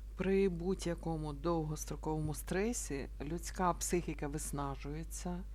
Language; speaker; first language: Ukrainian; non-native, local second language; Russian